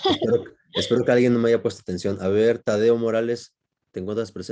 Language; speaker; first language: Spanish; native; Spanish